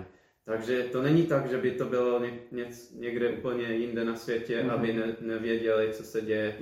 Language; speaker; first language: Czech; non-native, fluent; English